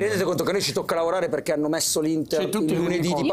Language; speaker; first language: Italian; native; Italian